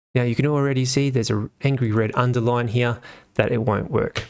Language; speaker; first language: English; native; English